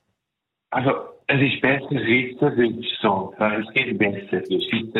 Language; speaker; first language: German; early bilingual, heritage; Italian